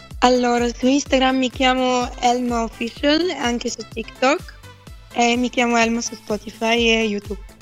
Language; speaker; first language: Italian; non-native, fluent; Bulgarian